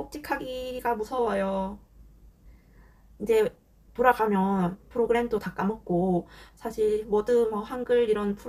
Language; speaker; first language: Korean; native; Korean